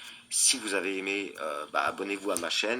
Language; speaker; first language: French; native; French